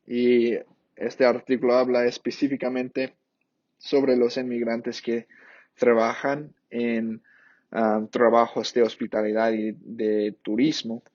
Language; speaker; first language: Spanish; non-native, fluent; English